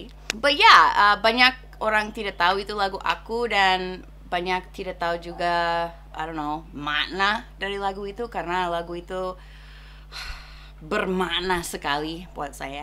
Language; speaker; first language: Indonesian; non-native, fluent; English